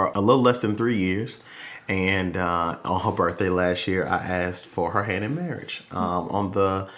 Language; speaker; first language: English; native; English